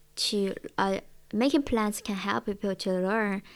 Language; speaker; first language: English; non-native, learner; Chinese